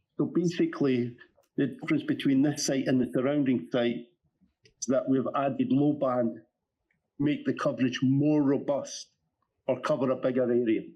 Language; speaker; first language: English; native; English